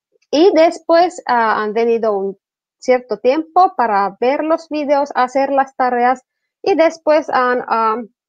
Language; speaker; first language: Spanish; non-native, fluent; Finnish